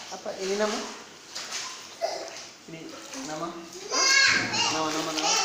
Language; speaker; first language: Indonesian; non-native, learner; Bangla